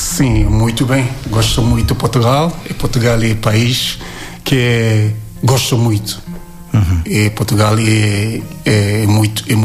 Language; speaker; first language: Portuguese; non-native, learner; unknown